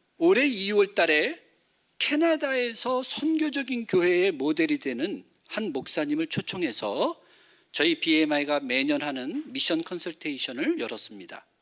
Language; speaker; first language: Korean; native; Korean